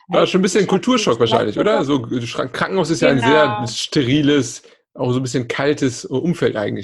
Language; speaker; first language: German; native; German